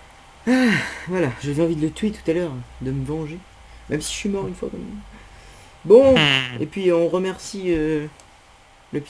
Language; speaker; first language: French; native; French